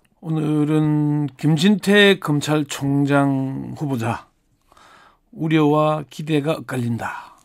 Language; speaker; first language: Korean; native; Korean